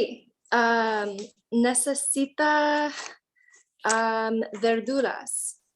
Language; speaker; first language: Spanish; non-native, learner; English